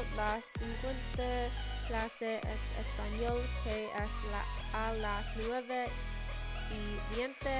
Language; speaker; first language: Spanish; non-native, learner; English